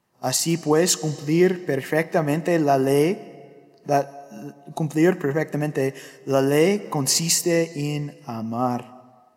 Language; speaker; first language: Spanish; non-native, fluent; English